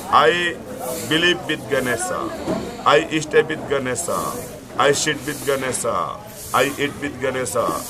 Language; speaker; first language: English; non-native, learner; Hindi